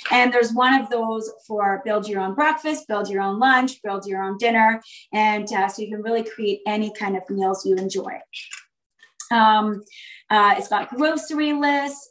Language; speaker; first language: English; native; English